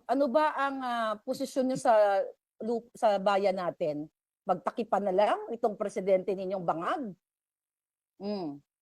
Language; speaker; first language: Filipino; native; Filipino